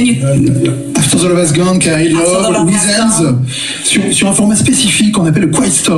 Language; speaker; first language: French; native; French